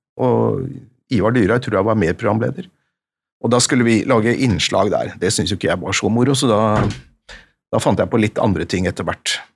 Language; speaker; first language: Norwegian; native; Norwegian